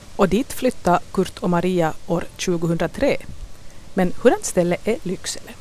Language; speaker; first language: Swedish; native; Swedish